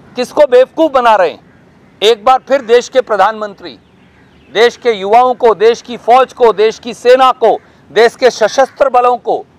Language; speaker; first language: Hindi; native; Hindi